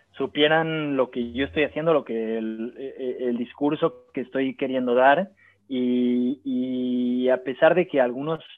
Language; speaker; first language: Spanish; native; Spanish